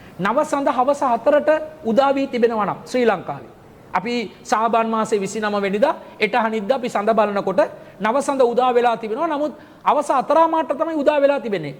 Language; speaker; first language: Sinhala; non-native, local second language; Tamil